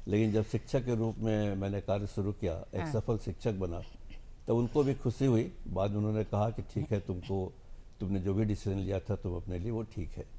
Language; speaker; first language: Hindi; non-native, local second language; Bangla